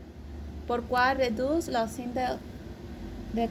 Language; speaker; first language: Spanish; native; Spanish